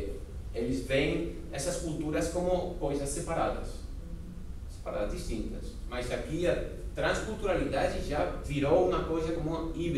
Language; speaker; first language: Portuguese; non-native, fluent; Spanish